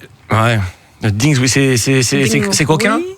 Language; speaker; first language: French; native; French